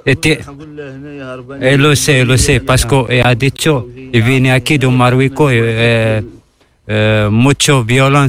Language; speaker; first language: Spanish; non-native, learner; Arabic